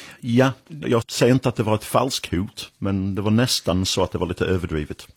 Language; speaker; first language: Swedish; non-native, fluent; English